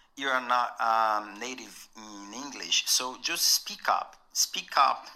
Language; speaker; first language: English; non-native, fluent; Portuguese